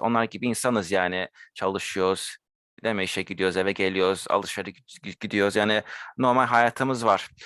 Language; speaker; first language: Turkish; early bilingual, heritage; Turkish